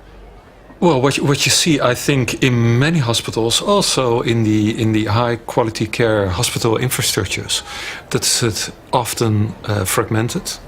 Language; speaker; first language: English; non-native, fluent; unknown